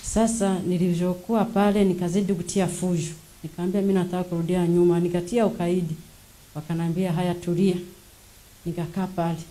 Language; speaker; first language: Swahili; non-native, local second language; Rundi